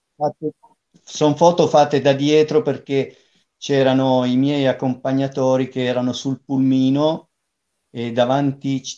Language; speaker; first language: Italian; native; Italian